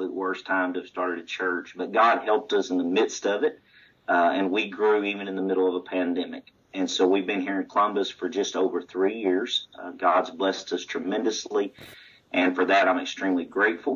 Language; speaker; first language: English; native; English